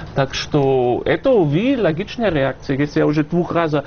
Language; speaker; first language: Russian; non-native, fluent; German